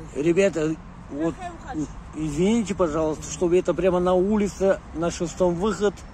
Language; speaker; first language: Russian; non-native, learner; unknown